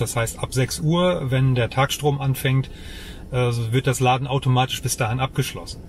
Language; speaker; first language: German; native; German